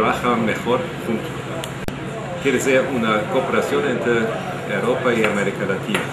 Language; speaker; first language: Spanish; non-native, fluent; German